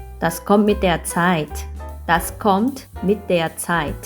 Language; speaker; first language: German; non-native, fluent; Korean